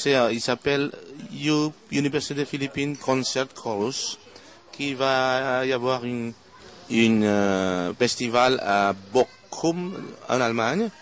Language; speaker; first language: French; non-native, fluent; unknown